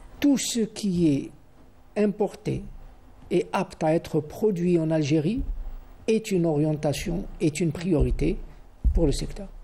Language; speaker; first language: French; non-native, local second language; Arabic